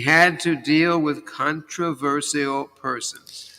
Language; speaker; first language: English; native; English